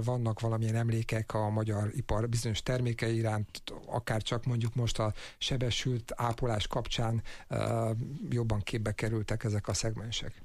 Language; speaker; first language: Hungarian; native; Hungarian